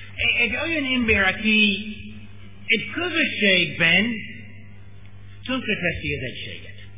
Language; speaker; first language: Hungarian; non-native, learner; English